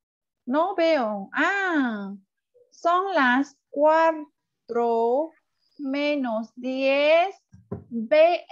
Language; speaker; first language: Spanish; non-native, fluent; Vietnamese